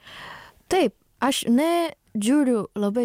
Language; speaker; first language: Lithuanian; non-native, learner; Japanese